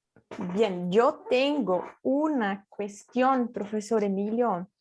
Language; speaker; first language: Spanish; non-native, fluent; Portuguese